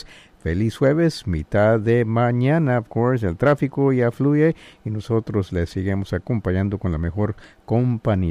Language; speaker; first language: Spanish; native; Spanish